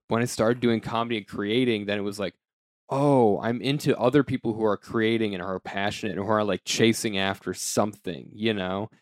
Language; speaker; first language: English; native; English